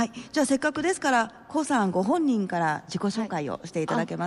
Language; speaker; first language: Japanese; native; Japanese